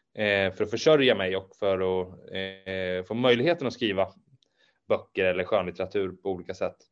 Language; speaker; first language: Swedish; native; Swedish